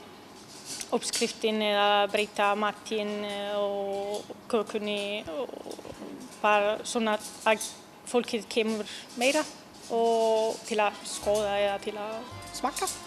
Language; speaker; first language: Icelandic; non-native, learner; Italian